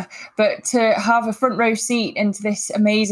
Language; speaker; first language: English; native; English